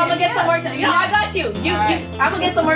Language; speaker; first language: English; native; English